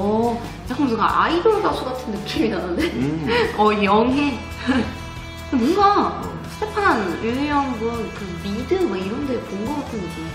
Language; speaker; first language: Korean; native; Korean